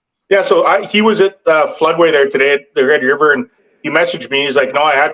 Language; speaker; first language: English; native; English